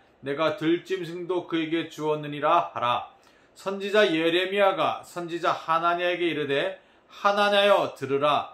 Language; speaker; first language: Korean; native; Korean